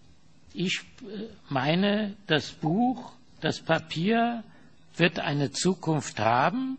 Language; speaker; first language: German; non-native, fluent; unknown